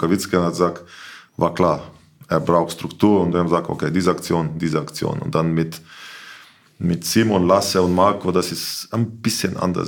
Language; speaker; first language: German; non-native, learner; Slovenian